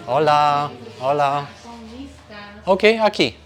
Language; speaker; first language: Spanish; non-native, learner; Romanian